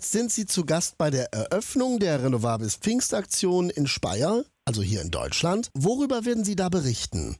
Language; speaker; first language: German; native; German